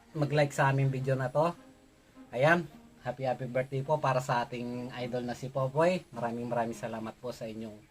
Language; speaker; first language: Filipino; non-native, local second language; Pampanga